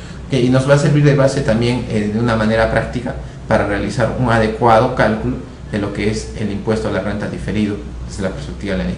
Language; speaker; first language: Spanish; native; Spanish